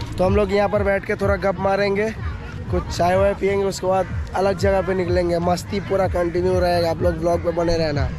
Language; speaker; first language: Hindi; non-native, local second language; Bangla